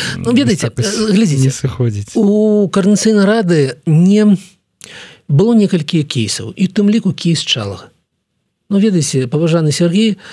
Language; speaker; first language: Belarusian; native; Belarusian